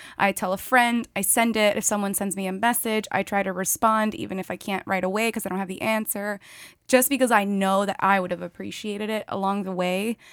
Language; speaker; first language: English; native; English